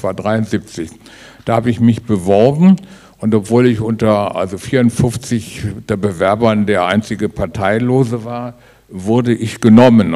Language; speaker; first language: German; native; German